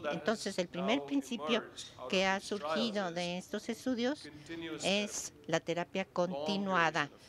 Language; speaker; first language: Spanish; non-native, fluent; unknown